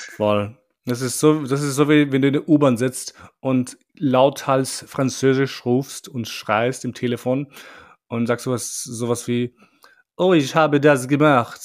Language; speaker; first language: German; early bilingual, other home language; Albanian